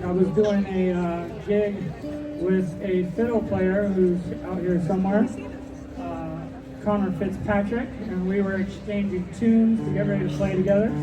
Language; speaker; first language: English; native; English